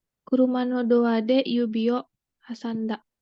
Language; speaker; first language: Japanese; non-native, learner; Indonesian